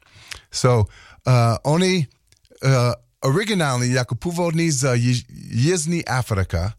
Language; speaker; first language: Czech; non-native, learner; English